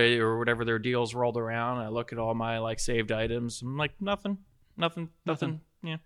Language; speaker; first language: English; native; English